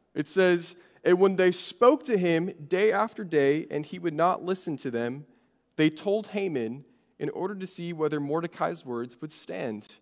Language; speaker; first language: English; native; English